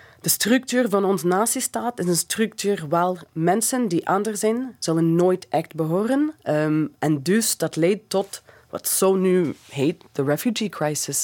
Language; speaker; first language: Dutch; non-native, fluent; English